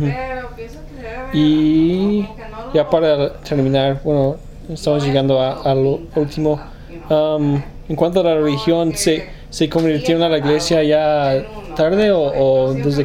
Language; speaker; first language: Spanish; early bilingual, other home language; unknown